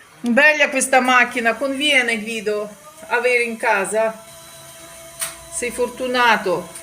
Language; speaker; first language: Italian; non-native, learner; Ukrainian